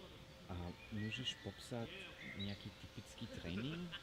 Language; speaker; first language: Czech; non-native, learner; English